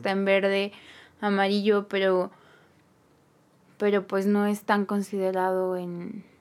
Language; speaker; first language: Spanish; native; Spanish